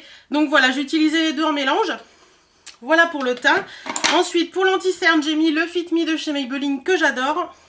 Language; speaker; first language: French; native; French